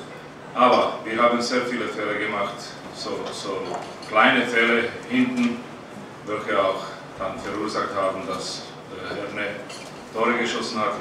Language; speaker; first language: German; non-native, fluent; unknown